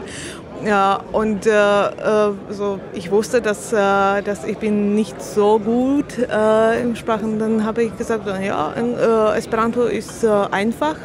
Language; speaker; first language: German; non-native, learner; Slovak